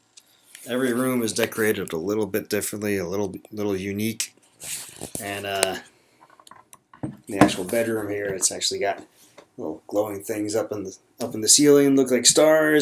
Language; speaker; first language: English; native; English